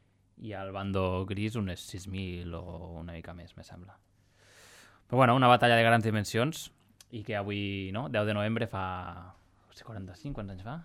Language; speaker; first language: Catalan; native; Catalan